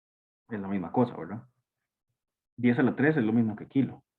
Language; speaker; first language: Spanish; native; Spanish